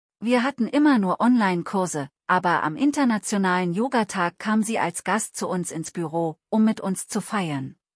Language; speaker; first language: German; non-native, fluent; Telugu